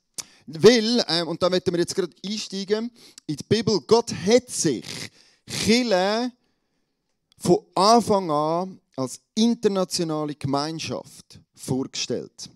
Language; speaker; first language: German; native; German